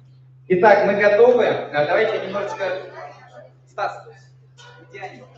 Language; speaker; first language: Russian; native; Russian